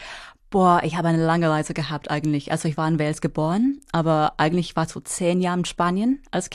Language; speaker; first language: German; non-native, fluent; English